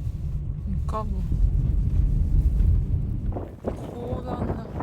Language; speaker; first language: Russian; non-native, learner; Japanese